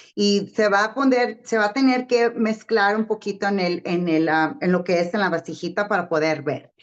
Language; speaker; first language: Spanish; early bilingual, heritage; Spanish